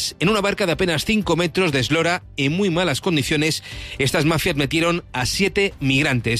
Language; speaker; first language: Spanish; native; Spanish